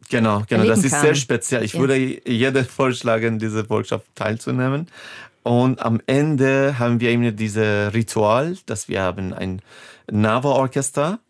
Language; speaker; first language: German; non-native, fluent; Persian